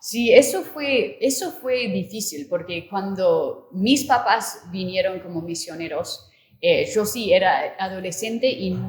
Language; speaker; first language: Spanish; non-native, fluent; English